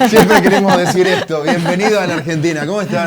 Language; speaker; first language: Spanish; native; Spanish